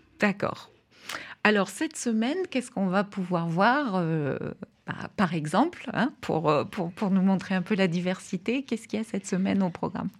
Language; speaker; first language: French; non-native, fluent; English